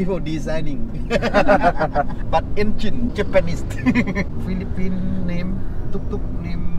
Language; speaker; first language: English; non-native, learner; Thai